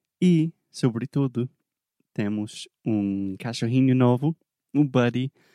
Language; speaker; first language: Portuguese; non-native, fluent; English